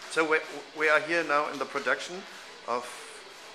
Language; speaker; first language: English; non-native, fluent; German